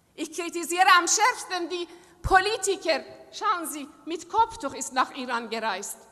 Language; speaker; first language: German; non-native, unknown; Persian